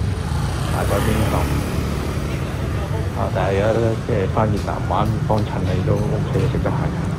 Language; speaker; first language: Chinese; early bilingual, heritage; Cantonese